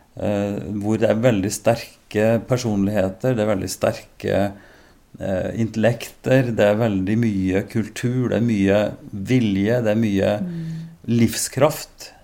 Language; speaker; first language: Norwegian; native; Norwegian